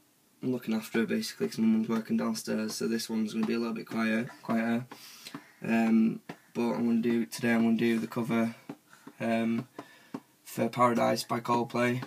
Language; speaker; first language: English; native; English